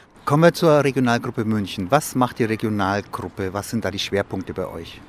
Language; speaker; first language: German; native; German